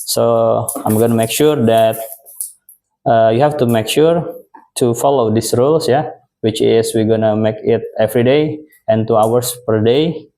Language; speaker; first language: English; non-native, fluent; Indonesian